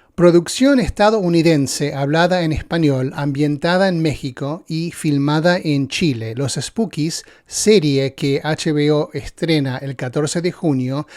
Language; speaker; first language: Spanish; early bilingual, heritage; Spanish